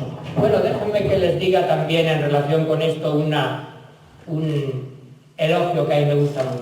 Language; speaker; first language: Spanish; native; Spanish